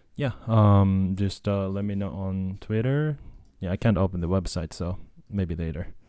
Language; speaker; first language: English; non-native, fluent; Japanese